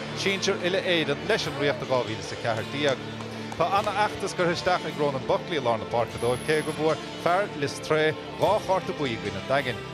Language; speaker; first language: Irish; native; Irish